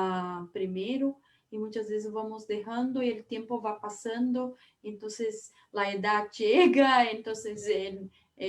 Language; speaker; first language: Spanish; non-native, fluent; Portuguese